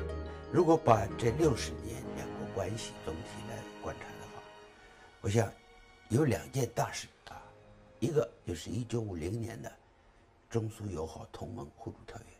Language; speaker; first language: Chinese; native; Chinese